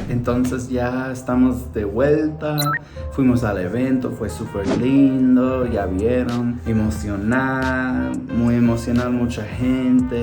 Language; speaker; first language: Spanish; non-native, fluent; English